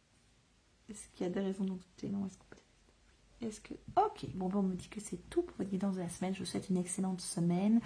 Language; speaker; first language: French; native; French